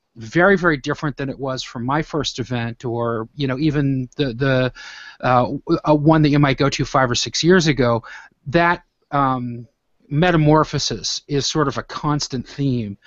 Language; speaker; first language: English; native; English